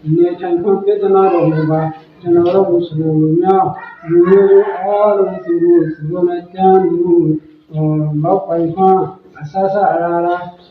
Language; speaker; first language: Burmese; non-native, local second language; Rohingya